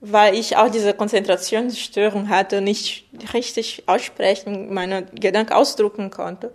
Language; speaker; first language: German; non-native, fluent; Portuguese